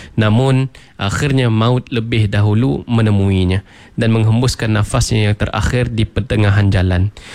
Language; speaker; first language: Malay; native; Malay